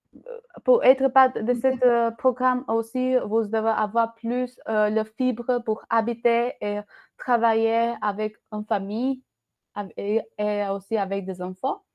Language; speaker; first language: French; non-native, learner; Albanian